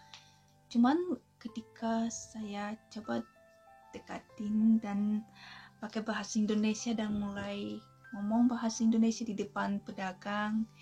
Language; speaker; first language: Indonesian; non-native, fluent; Russian